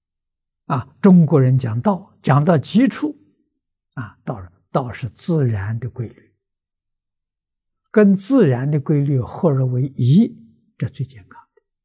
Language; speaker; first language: Chinese; native; Chinese